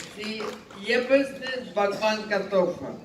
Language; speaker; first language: Hindi; non-native, learner; Ukrainian